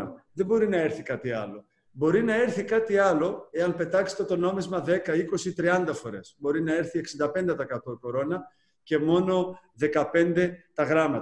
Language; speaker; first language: Greek; native; Greek